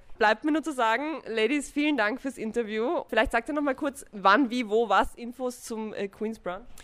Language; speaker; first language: German; native; German